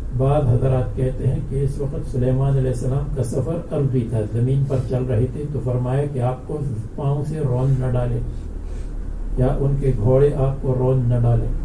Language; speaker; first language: Urdu; non-native, local second language; Pashto